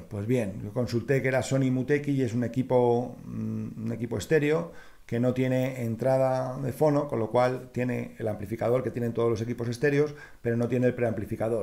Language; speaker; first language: Spanish; native; Spanish